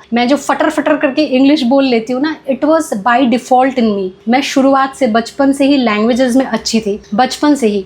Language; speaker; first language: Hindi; non-native, local second language; Bangla